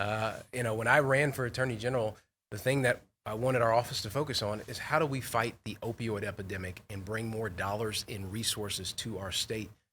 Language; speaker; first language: English; native; English